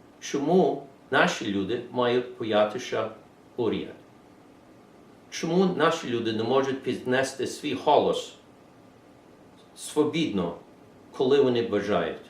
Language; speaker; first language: Ukrainian; early bilingual, heritage; English